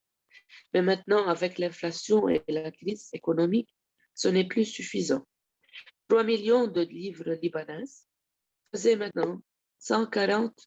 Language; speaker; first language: French; non-native, local second language; Arabic